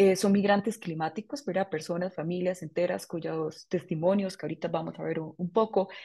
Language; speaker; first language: Spanish; native; Spanish